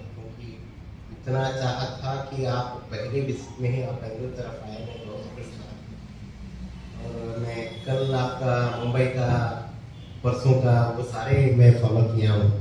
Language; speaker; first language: Hindi; non-native, local second language; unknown